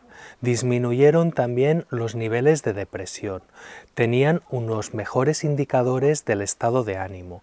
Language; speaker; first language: Spanish; native; Spanish